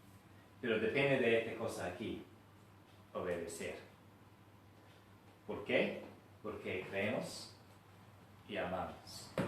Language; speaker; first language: Spanish; non-native, fluent; English